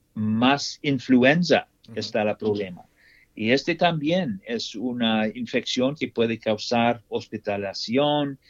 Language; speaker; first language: Spanish; non-native, learner; English